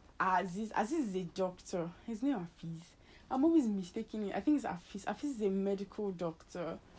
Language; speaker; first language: English; native; English